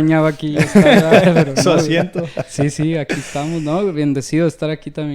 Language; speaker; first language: Spanish; early bilingual, heritage; Spanish